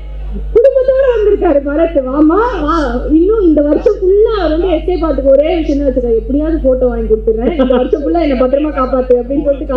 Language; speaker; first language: Tamil; native; Tamil